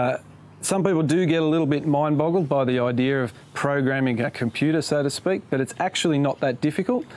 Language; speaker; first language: English; native; English